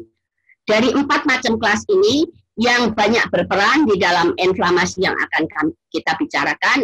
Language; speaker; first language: Indonesian; native; Indonesian